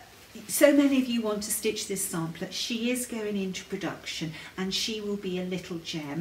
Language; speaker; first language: English; native; English